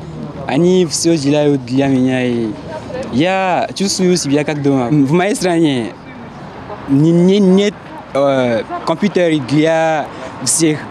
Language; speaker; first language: Russian; non-native, learner; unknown